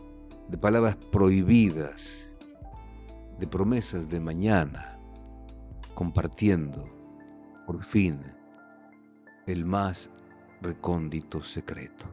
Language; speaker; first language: Spanish; native; Spanish